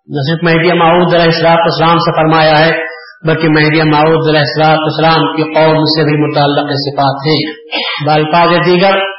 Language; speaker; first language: Urdu; native; Urdu